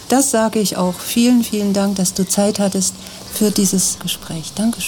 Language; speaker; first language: German; native; German